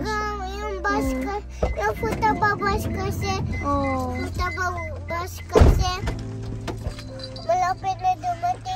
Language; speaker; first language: Filipino; early bilingual, heritage; Filipino